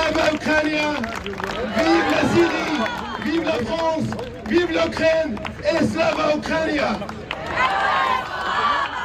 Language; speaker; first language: French; non-native, fluent; Arabic